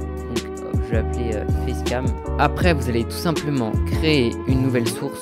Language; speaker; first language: French; native; French